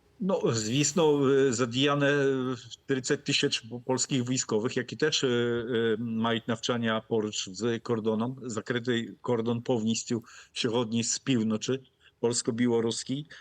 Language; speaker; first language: Polish; non-native, fluent; Ukrainian